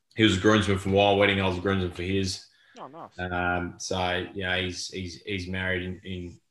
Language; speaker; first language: English; native; English